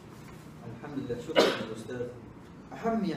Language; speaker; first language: Arabic; non-native, learner; Malay